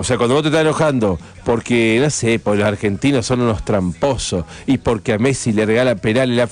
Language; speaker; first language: Spanish; native; Spanish